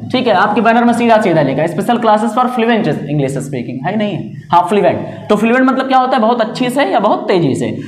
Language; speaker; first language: Hindi; native; Hindi